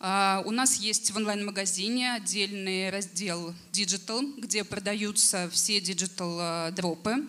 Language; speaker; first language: Russian; native; Russian